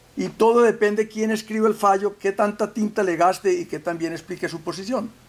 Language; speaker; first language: Spanish; native; Spanish